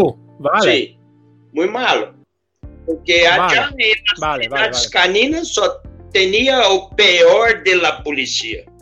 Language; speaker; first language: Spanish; non-native, learner; Portuguese